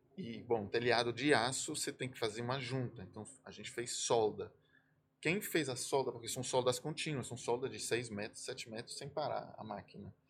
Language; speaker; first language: Portuguese; non-native, fluent; French